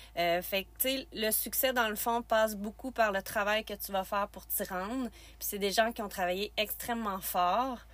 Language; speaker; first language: French; native; French